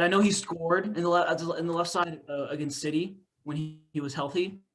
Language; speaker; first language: English; native; English